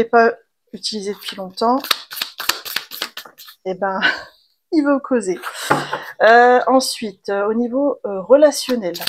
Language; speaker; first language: French; native; French